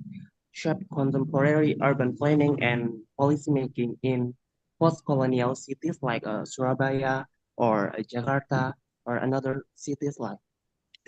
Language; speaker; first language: English; non-native, learner; Indonesian